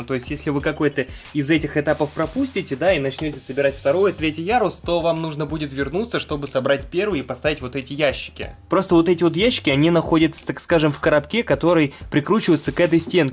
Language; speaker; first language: Russian; native; Russian